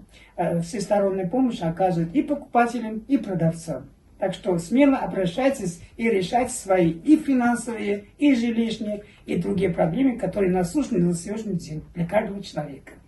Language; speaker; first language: Russian; native; Russian